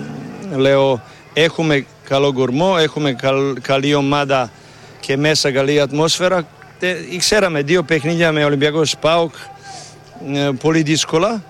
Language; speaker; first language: Greek; non-native, learner; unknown